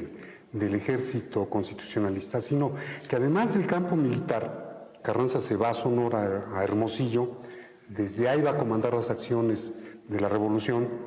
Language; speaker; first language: Spanish; native; Spanish